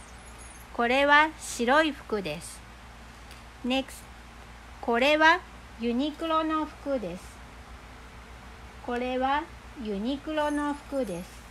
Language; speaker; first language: Japanese; non-native, fluent; Filipino